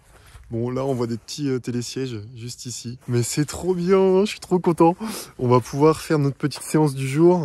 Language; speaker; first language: French; native; French